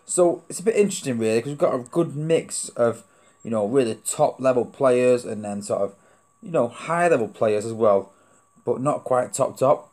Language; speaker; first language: English; native; English